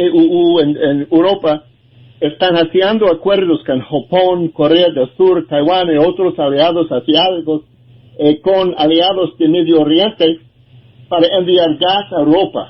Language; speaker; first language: Spanish; non-native, learner; English